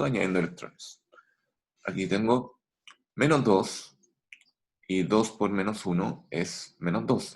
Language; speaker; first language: Spanish; native; Spanish